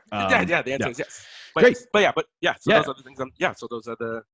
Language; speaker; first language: English; early bilingual, other home language; Haitian Creole